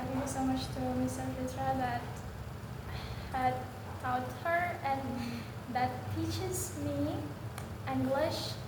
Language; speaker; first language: English; non-native, learner; Indonesian